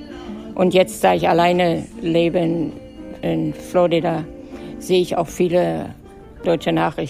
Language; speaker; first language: German; native; German